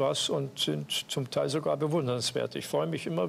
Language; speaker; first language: German; native; German